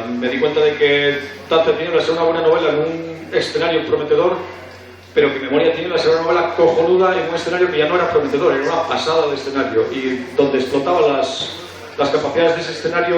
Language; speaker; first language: Spanish; native; Spanish